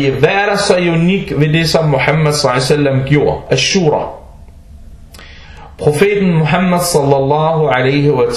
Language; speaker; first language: Danish; non-native, fluent; Arabic